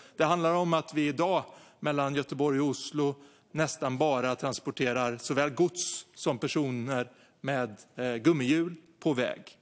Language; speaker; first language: Swedish; native; Swedish